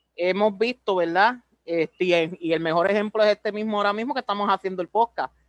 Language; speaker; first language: Spanish; native; Spanish